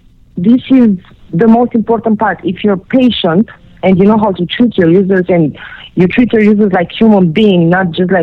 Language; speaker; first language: English; non-native, fluent; Romanian